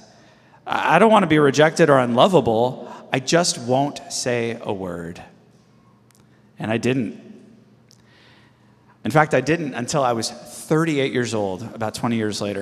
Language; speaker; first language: English; native; English